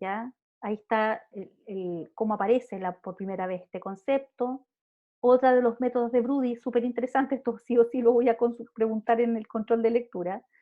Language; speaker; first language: Spanish; native; Spanish